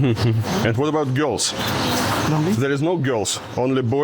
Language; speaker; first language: English; non-native, learner; Russian